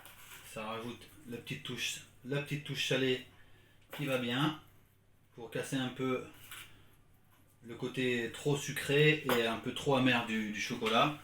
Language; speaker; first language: French; native; French